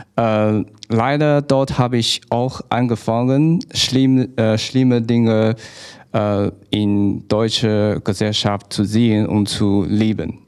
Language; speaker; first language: German; non-native, fluent; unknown